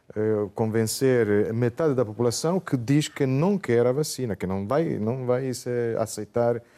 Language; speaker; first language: Portuguese; non-native, fluent; Italian